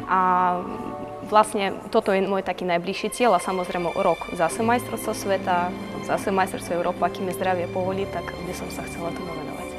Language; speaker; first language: Slovak; non-native, fluent; Russian